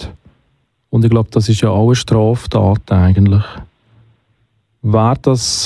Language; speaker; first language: German; native; German